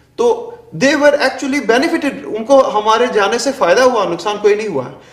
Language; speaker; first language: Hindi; non-native, local second language; Kashmiri